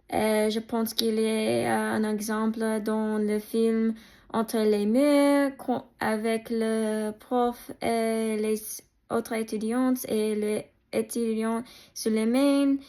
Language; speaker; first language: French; non-native, learner; English